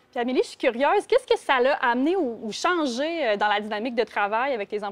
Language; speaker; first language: French; native; French